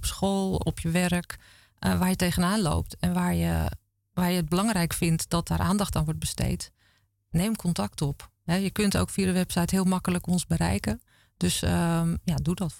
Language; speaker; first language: Dutch; native; Dutch